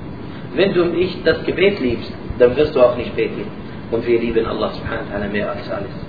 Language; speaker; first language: German; non-native, learner; Arabic